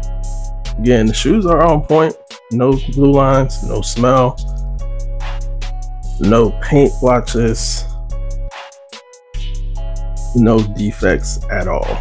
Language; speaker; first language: English; native; English